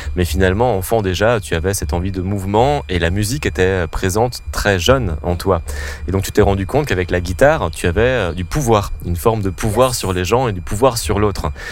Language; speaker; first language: French; native; French